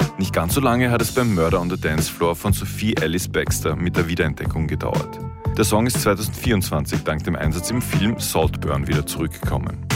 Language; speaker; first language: German; native; German